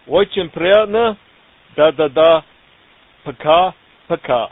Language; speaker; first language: Russian; non-native, learner; English